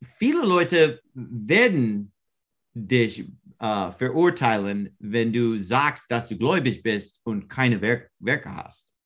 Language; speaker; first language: German; non-native, learner; English